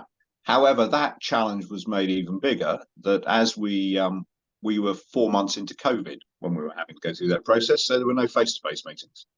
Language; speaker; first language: English; native; English